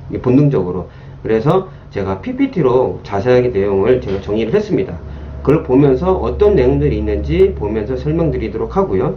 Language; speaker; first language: Korean; native; Korean